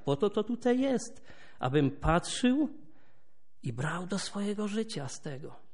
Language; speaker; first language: Polish; native; Polish